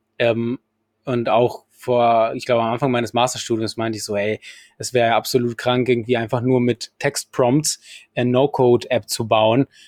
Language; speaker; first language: German; non-native, fluent; Spanish